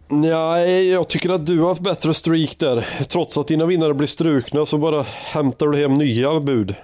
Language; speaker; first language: Swedish; native; Swedish